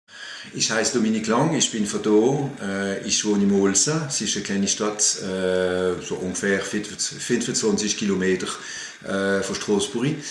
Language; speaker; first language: German; non-native, fluent; French